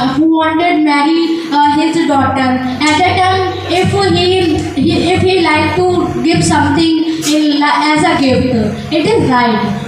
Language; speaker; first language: English; non-native, learner; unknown